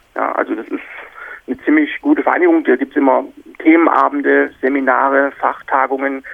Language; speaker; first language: German; native; German